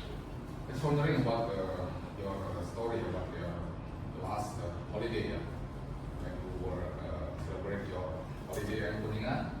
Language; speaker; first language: English; non-native, fluent; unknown